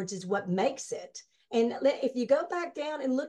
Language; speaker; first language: English; native; English